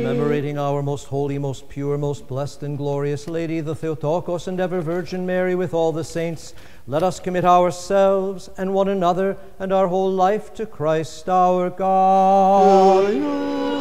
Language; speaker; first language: English; native; English